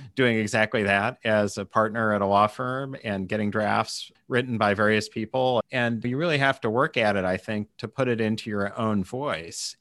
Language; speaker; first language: English; native; English